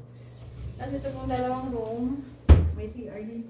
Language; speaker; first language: Filipino; native; Filipino